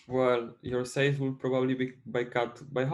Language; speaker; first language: English; non-native, fluent; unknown